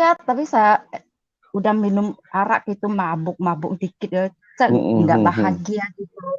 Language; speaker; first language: Indonesian; non-native, learner; Cantonese